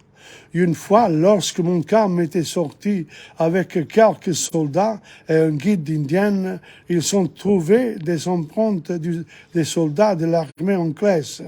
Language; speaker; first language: French; non-native, fluent; English